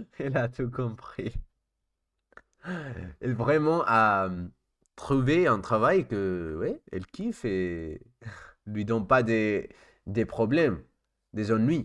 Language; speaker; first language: French; non-native, learner; Spanish